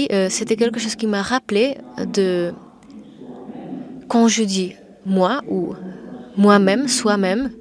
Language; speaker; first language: French; non-native, fluent; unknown